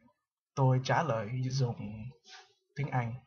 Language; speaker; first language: Vietnamese; early bilingual, heritage; Vietnamese